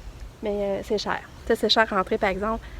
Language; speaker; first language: French; native; French